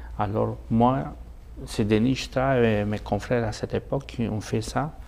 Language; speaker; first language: French; non-native, fluent; Spanish